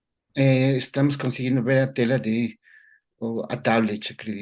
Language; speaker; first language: Portuguese; non-native, fluent; Spanish